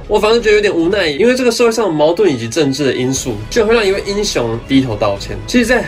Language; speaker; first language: Chinese; native; Chinese